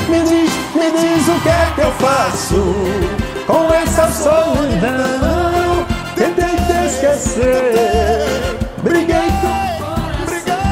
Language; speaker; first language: Portuguese; native; Portuguese